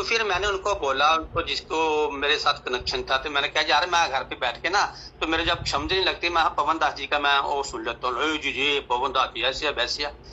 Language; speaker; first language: Hindi; non-native, local second language; Punjabi